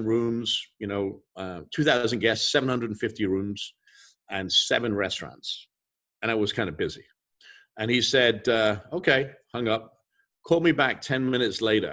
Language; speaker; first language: English; native; English